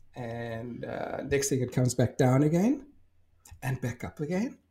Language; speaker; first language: English; native; English